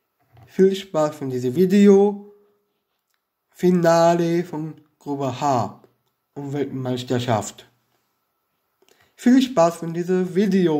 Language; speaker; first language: German; non-native, learner; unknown